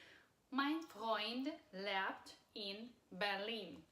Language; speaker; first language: German; non-native, fluent; Russian